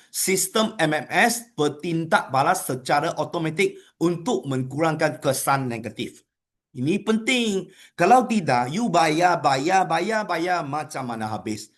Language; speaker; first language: Malay; non-native, local second language; Chinese